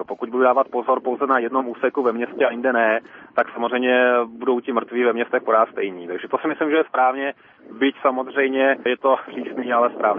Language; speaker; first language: Czech; native; Czech